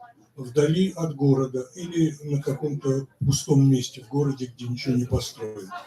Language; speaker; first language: Russian; native; Russian